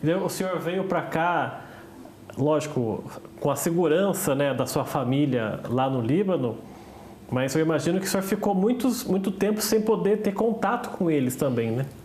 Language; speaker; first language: Portuguese; native; Portuguese